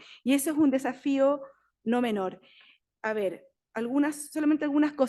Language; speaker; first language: Spanish; native; Spanish